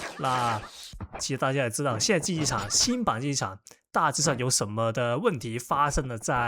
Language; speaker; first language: Chinese; non-native, local second language; Cantonese